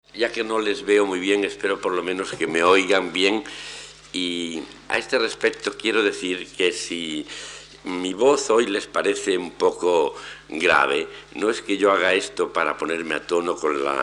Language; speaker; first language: Spanish; native; Spanish